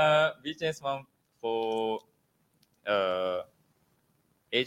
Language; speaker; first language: English; non-native, learner; Japanese